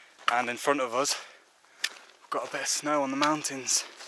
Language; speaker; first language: English; native; English